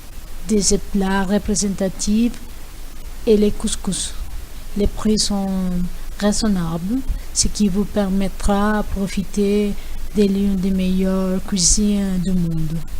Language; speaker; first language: French; non-native, learner; Spanish